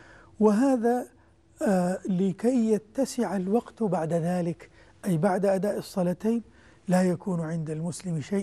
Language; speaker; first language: Arabic; native; Arabic